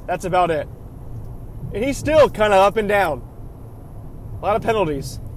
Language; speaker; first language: English; native; English